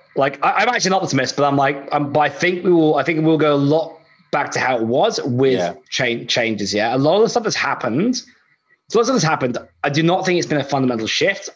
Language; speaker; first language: English; native; English